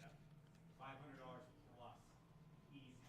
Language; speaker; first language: English; native; English